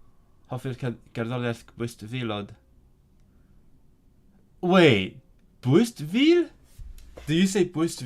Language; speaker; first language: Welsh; non-native, learner; Cantonese